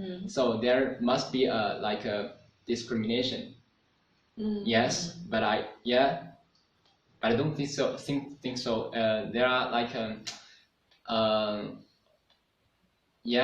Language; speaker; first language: English; non-native, learner; Chinese